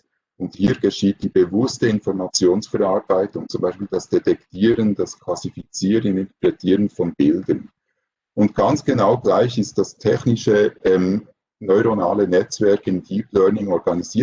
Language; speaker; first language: German; native; German